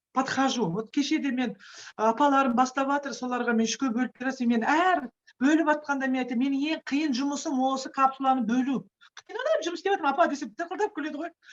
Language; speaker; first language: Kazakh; non-native, local second language; Russian